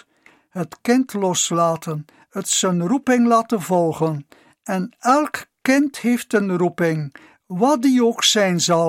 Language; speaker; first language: Dutch; native; Dutch